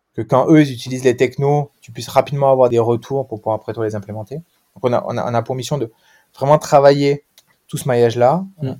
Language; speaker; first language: French; native; French